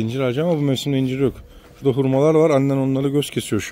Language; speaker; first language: Turkish; native; Turkish